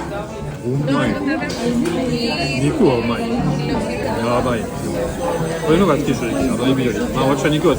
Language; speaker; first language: Japanese; non-native, fluent; French